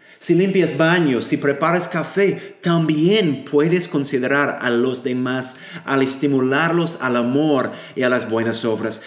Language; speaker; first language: Spanish; non-native, fluent; English